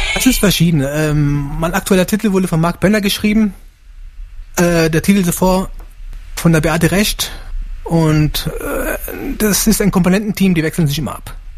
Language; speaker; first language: German; early bilingual, heritage; Italian